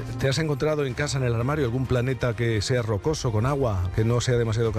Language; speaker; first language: Spanish; native; Spanish